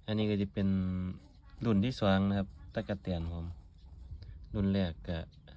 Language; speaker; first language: Thai; native; Thai